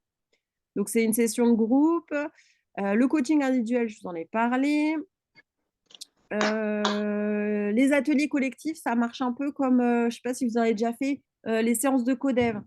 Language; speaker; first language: French; native; French